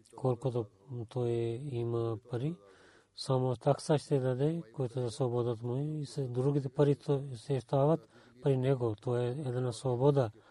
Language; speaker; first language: Bulgarian; non-native, learner; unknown